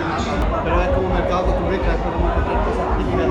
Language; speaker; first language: Spanish; non-native, fluent; French